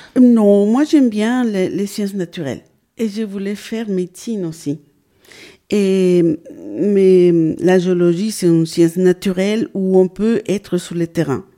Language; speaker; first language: French; non-native, fluent; Spanish